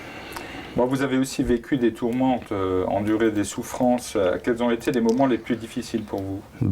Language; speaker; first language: French; native; French